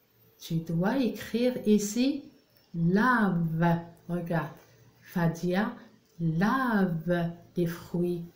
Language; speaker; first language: French; non-native, local second language; Arabic